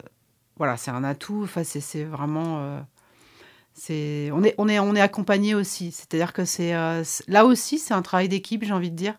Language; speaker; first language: French; native; French